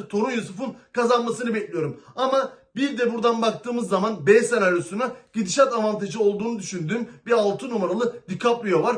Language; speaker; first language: Turkish; native; Turkish